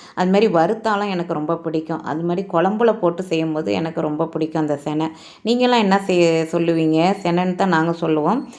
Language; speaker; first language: Tamil; native; Tamil